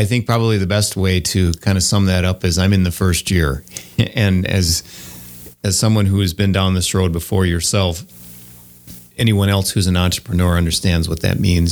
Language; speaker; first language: English; native; English